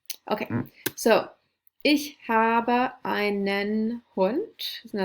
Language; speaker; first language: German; non-native, fluent; English